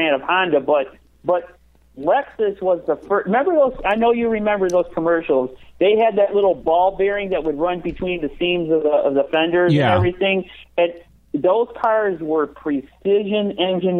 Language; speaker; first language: English; native; English